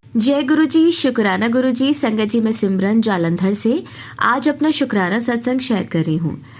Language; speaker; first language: Hindi; native; Hindi